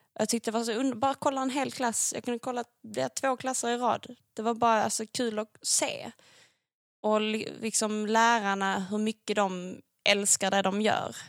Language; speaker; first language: Swedish; native; Swedish